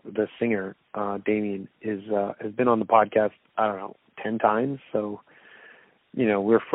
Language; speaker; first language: English; native; English